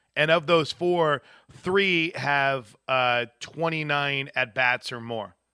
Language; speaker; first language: English; native; English